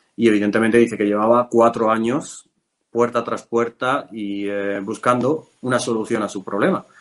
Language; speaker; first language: Spanish; native; Spanish